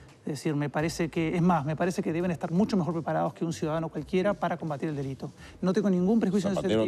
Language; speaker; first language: Spanish; native; Spanish